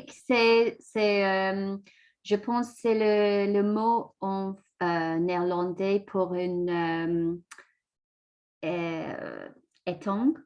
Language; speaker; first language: French; non-native, learner; English